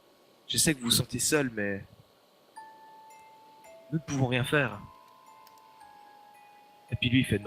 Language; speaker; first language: French; native; French